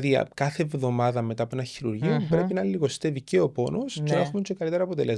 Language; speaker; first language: Greek; native; Greek